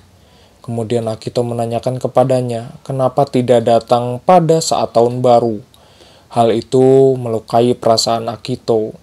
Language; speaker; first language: Indonesian; native; Indonesian